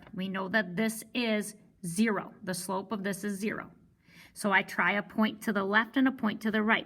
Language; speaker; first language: English; native; English